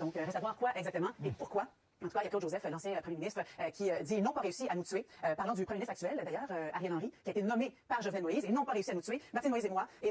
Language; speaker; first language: French; native; French